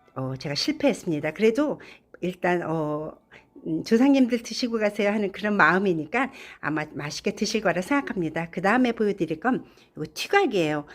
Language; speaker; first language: Korean; native; Korean